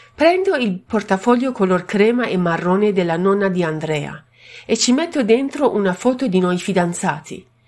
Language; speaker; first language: Italian; non-native, fluent; Persian